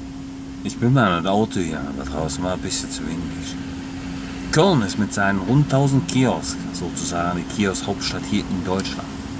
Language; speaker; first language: German; native; German